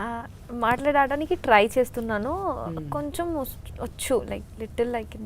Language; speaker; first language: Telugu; non-native, learner; Bangla